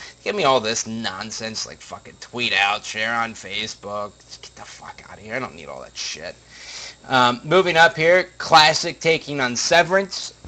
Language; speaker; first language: English; native; English